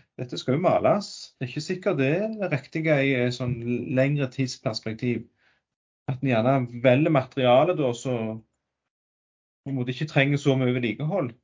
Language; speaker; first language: Norwegian; native; Norwegian